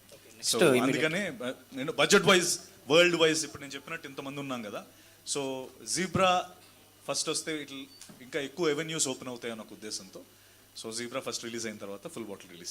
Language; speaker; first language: Telugu; native; Telugu